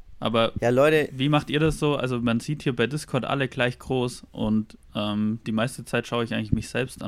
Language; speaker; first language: German; native; German